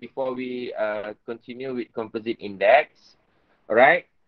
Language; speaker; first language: English; non-native, local second language; Malay